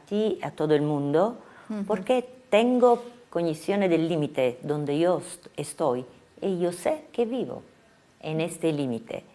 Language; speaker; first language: Spanish; non-native, fluent; Italian